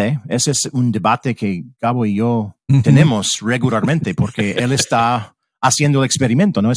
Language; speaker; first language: Spanish; early bilingual, heritage; English